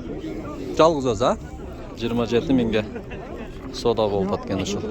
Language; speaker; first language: Kyrgyz; non-native, local second language; Uzbek